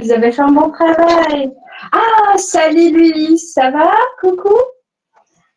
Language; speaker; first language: French; non-native, fluent; Portuguese